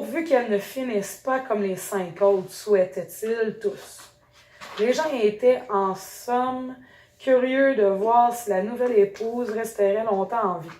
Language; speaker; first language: French; native; French